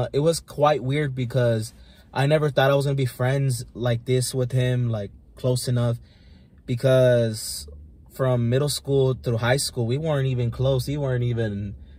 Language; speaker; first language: English; early bilingual, other home language; Spanish